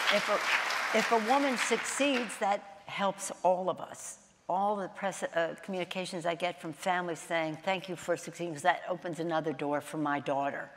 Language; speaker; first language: English; native; English